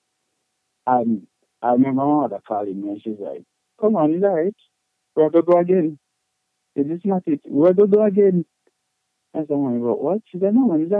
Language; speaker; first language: English; non-native, local second language; Jamaican Creole English